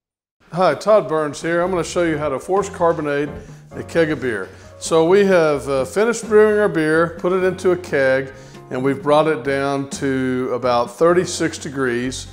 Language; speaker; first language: English; native; English